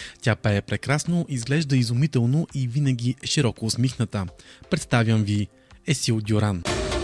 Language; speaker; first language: Bulgarian; native; Bulgarian